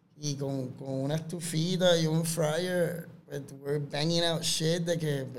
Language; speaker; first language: Spanish; native; Spanish